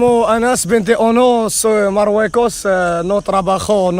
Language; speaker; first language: Spanish; non-native, learner; Arabic